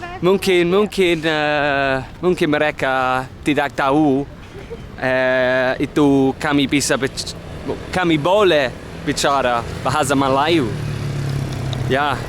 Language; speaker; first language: Indonesian; non-native, learner; English